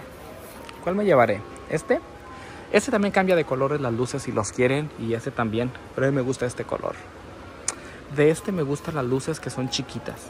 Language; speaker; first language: Spanish; native; Spanish